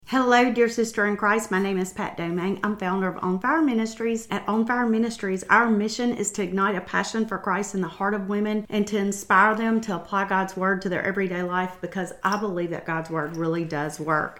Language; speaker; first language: English; native; English